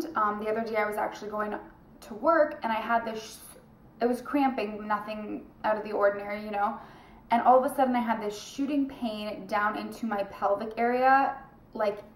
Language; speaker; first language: English; native; English